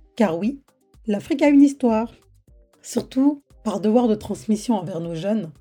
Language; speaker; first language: French; native; French